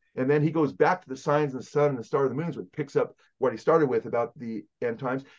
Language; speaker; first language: English; native; English